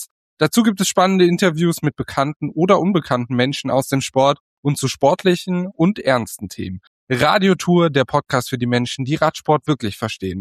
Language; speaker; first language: German; native; German